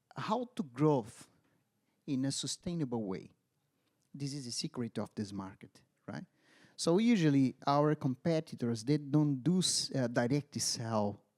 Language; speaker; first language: English; non-native, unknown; Portuguese